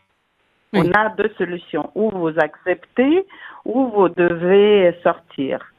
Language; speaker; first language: French; non-native, fluent; Russian